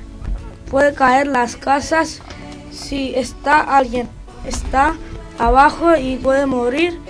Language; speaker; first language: Spanish; non-native, learner; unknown